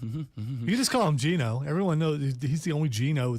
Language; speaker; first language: English; native; English